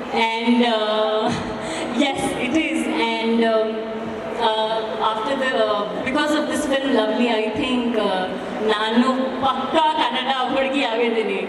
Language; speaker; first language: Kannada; non-native, learner; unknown